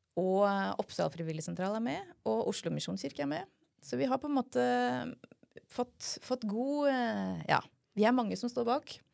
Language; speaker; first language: Norwegian; early bilingual, heritage; Norwegian